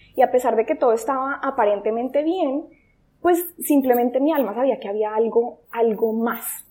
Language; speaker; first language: Spanish; native; Spanish